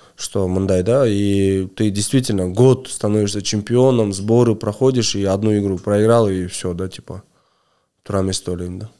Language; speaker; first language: Russian; non-native, local second language; Kyrgyz